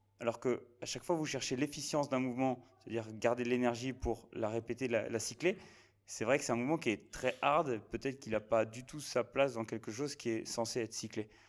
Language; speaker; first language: French; native; French